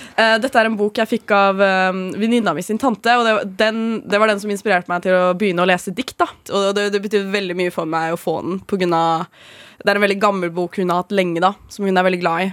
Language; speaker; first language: Norwegian; native; Norwegian